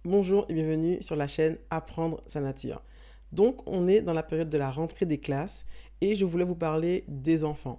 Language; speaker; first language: French; native; French